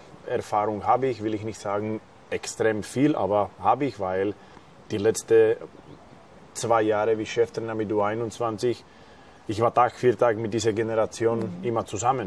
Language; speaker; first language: German; non-native, fluent; Slovak